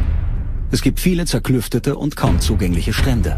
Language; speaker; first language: German; native; German